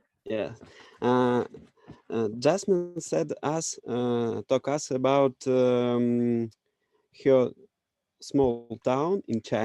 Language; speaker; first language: English; non-native, learner; Russian